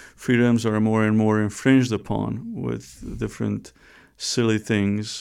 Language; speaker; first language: English; non-native, fluent; Romanian